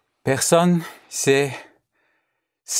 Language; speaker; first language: French; non-native, learner; English